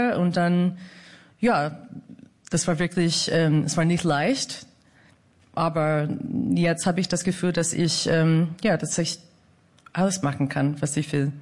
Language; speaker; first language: German; non-native, fluent; English